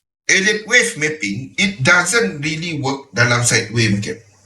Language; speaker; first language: English; non-native, local second language; Malay